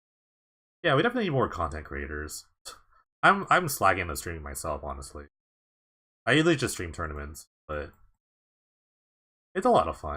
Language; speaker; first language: English; native; English